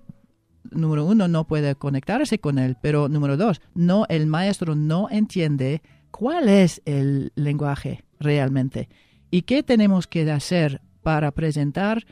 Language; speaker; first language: Spanish; non-native, fluent; English